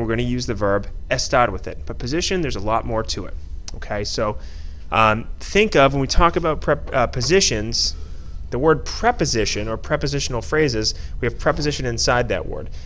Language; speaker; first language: English; native; English